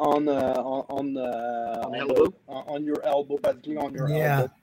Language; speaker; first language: English; non-native, learner; French